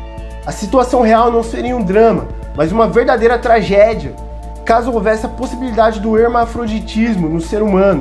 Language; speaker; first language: Portuguese; native; Portuguese